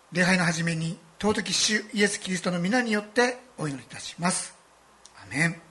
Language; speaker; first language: Japanese; native; Japanese